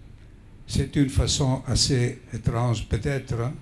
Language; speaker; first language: French; non-native, fluent; Greek